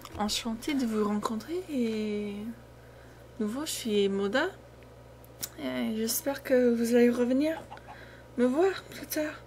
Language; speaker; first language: French; non-native, fluent; English